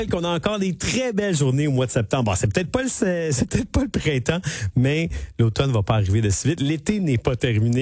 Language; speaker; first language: French; native; French